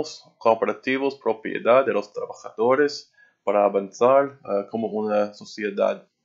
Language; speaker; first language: Spanish; non-native, learner; English